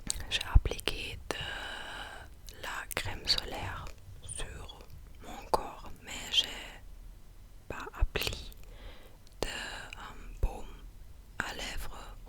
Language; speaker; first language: French; non-native, fluent; English